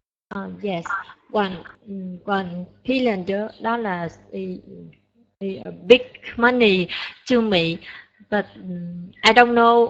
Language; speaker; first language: English; non-native, learner; Vietnamese